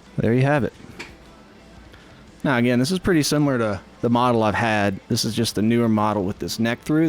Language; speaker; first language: English; native; English